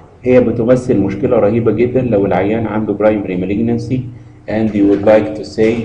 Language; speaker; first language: Arabic; native; Arabic